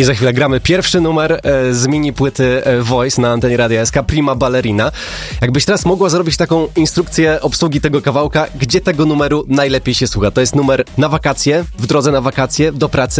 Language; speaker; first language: Polish; native; Polish